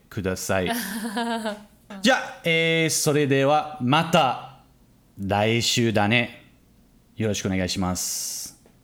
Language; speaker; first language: Japanese; non-native, fluent; English